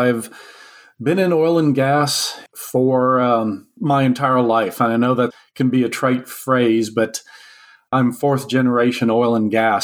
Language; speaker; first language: English; native; English